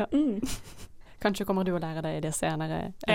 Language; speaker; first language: Norwegian; non-native, fluent; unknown